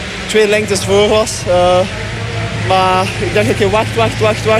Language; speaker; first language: Dutch; non-native, local second language; French